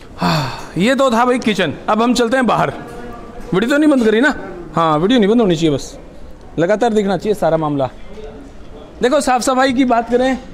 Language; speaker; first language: Hindi; native; Hindi